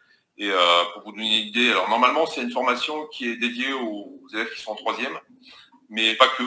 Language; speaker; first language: French; native; French